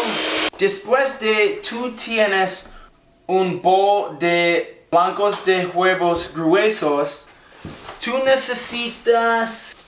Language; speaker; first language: Spanish; non-native, learner; English